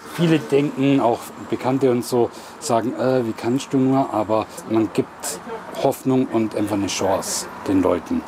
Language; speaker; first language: German; native; German